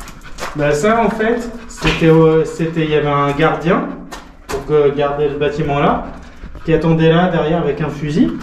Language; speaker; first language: French; native; French